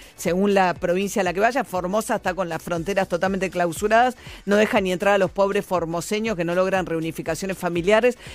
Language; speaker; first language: Spanish; native; Spanish